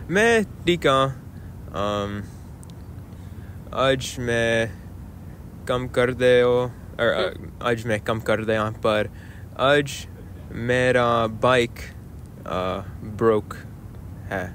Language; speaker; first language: Punjabi; non-native, learner; English